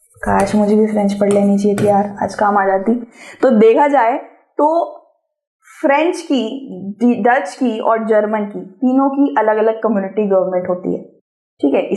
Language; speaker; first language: Hindi; native; Hindi